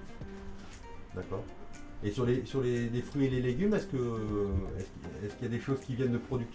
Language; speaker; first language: French; native; French